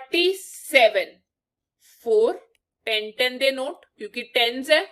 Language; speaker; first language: Hindi; non-native, local second language; Punjabi